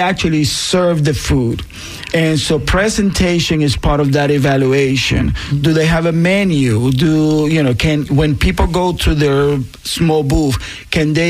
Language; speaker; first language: English; non-native, fluent; Spanish